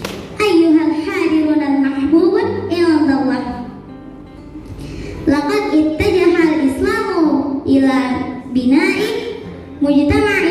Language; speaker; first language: Arabic; non-native, learner; Indonesian